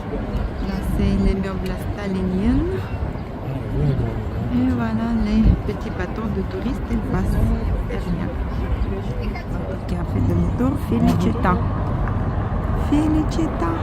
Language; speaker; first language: French; non-native, fluent; Russian